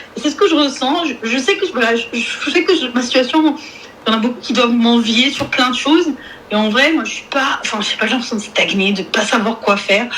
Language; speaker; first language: French; non-native, local second language; Arabic